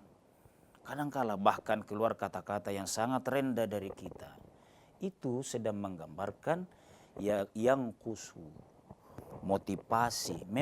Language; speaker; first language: Indonesian; native; Indonesian